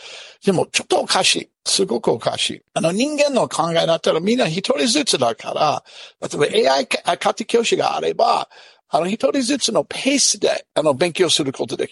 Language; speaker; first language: Japanese; non-native, fluent; English